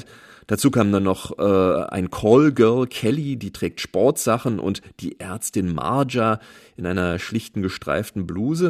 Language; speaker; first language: German; native; German